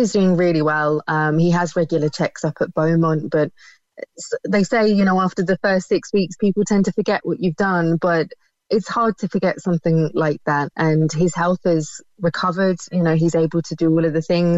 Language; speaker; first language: English; native; English